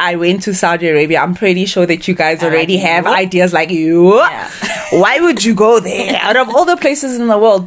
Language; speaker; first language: English; native; English